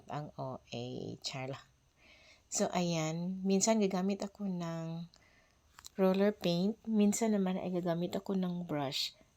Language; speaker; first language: Filipino; non-native, local second language; Cebuano